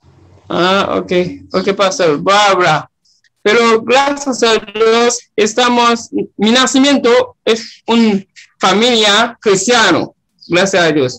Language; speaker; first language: Spanish; non-native, learner; Haitian Creole